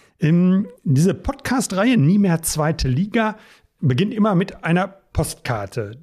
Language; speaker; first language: German; native; German